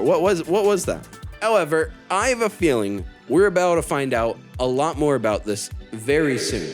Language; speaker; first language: English; native; English